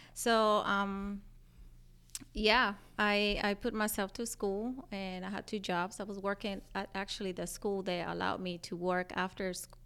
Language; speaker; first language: English; non-native, fluent; Spanish